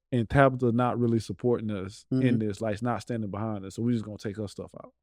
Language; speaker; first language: English; native; English